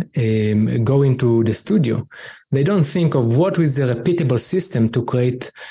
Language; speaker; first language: English; non-native, fluent; Hebrew